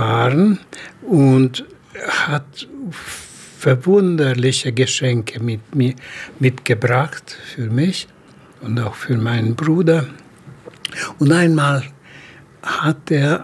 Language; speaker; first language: German; non-native, fluent; Hungarian